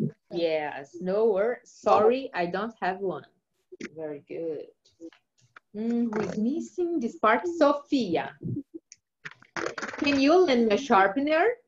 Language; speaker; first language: English; non-native, fluent; Portuguese